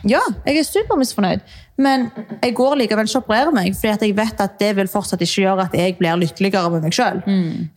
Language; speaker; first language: Norwegian; early bilingual, other home language; Arabic